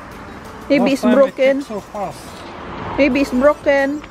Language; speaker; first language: English; non-native, learner; Filipino